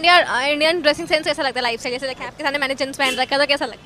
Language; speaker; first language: Hindi; native; Hindi